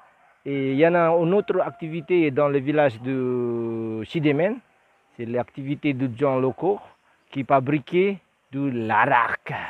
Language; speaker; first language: French; non-native, learner; Indonesian